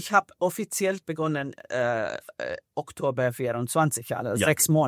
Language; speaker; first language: German; non-native, fluent; Finnish